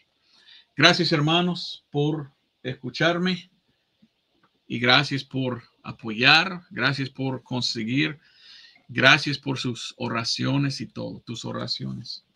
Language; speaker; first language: Spanish; non-native, fluent; English